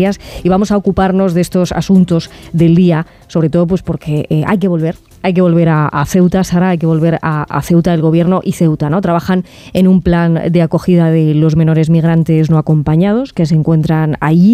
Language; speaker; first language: Spanish; native; Spanish